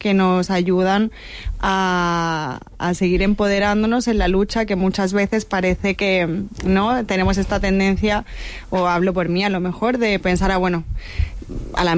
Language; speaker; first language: Spanish; native; Spanish